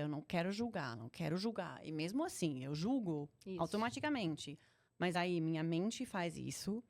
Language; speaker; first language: Portuguese; non-native, fluent; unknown